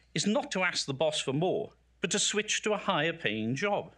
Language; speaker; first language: English; native; English